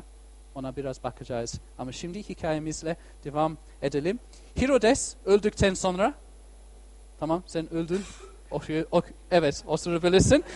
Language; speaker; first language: Turkish; non-native, fluent; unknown